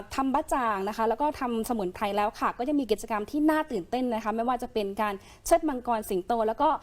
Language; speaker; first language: Thai; native; Thai